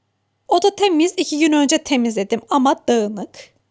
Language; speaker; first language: Turkish; native; Turkish